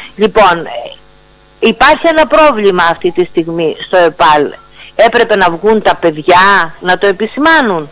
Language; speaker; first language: Greek; native; Greek